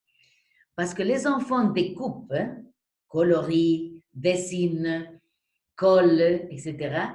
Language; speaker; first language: French; non-native, fluent; Spanish